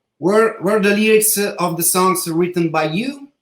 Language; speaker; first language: English; non-native, learner; Italian